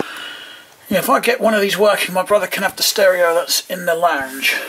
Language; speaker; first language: English; native; English